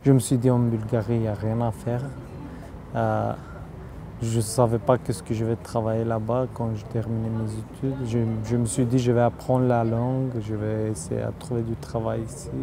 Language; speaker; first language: French; non-native, fluent; Bulgarian